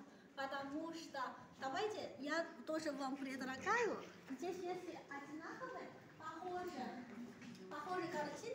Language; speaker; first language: Russian; non-native, learner; Chinese